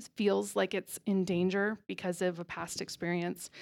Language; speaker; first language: English; native; English